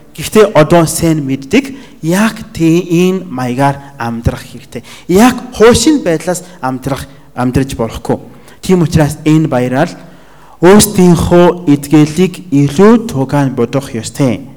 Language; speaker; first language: Mongolian; non-native, fluent; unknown